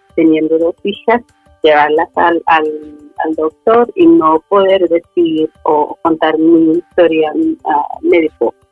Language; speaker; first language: Spanish; early bilingual, other home language; Swedish